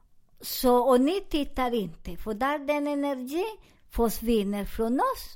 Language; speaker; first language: Swedish; non-native, learner; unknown